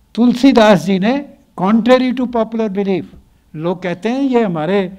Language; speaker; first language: Hindi; native; Hindi